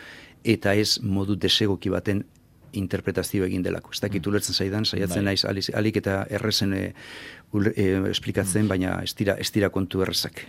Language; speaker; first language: Basque; native; Basque